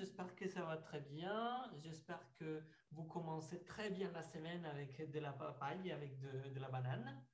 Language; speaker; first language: French; non-native, fluent; Spanish